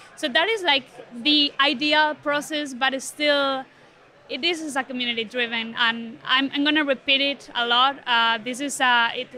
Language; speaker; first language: English; non-native, fluent; Spanish